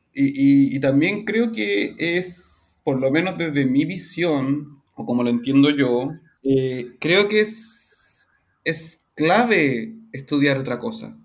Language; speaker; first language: Spanish; native; Spanish